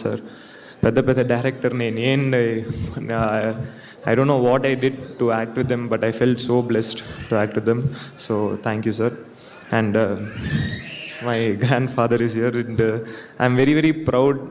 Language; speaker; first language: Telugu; non-native, local second language; Tamil